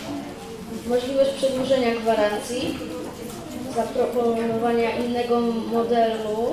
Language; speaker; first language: Polish; native; Polish